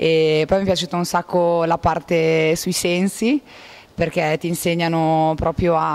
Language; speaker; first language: Italian; native; Italian